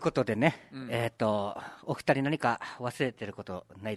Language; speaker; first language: Japanese; native; Japanese